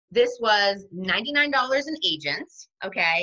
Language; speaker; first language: English; native; English